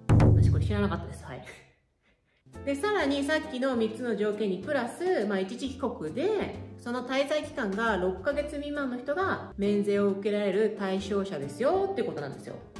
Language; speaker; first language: Japanese; native; Japanese